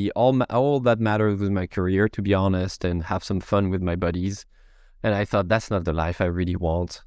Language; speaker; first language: English; non-native, fluent; French